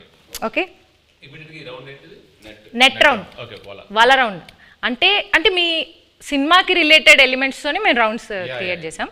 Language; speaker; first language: Telugu; native; Telugu